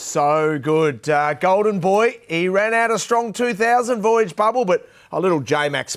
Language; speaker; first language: English; native; English